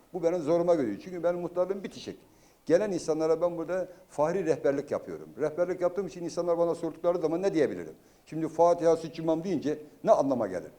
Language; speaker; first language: Turkish; native; Turkish